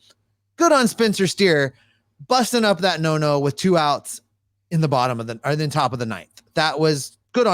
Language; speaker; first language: English; native; English